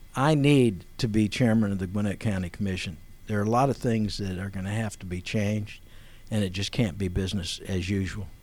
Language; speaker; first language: English; native; English